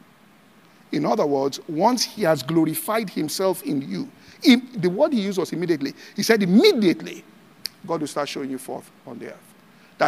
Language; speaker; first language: English; non-native, local second language; Yoruba